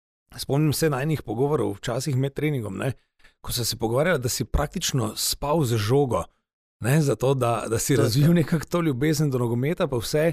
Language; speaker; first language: Slovenian; native; Slovenian